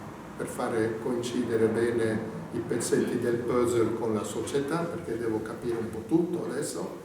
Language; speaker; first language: Italian; native; Italian